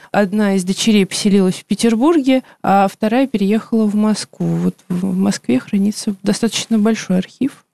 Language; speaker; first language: Russian; native; Russian